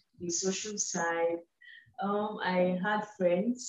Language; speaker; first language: English; non-native, local second language; Igbo